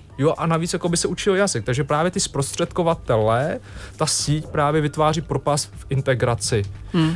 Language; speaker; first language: Czech; early bilingual, other home language; Vietnamese